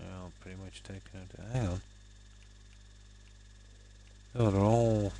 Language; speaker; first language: English; native; English